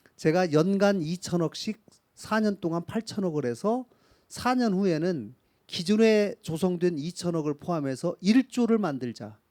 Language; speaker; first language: Korean; native; Korean